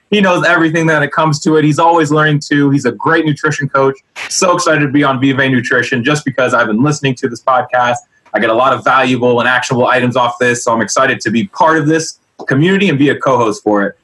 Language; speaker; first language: English; early bilingual, other home language; Spanish